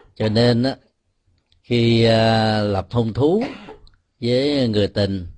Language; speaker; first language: Vietnamese; native; Vietnamese